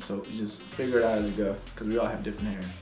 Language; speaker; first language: English; native; English